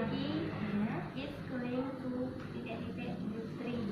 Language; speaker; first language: English; non-native, learner; Indonesian